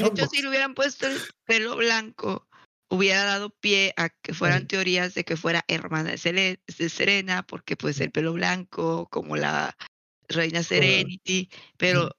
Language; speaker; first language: Spanish; native; Spanish